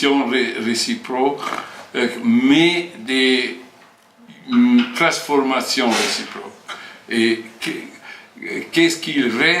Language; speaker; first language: French; non-native, fluent; Italian